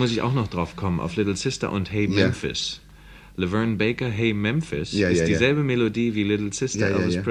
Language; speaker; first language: German; native; German